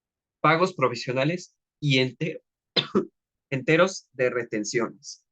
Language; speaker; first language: Spanish; native; Spanish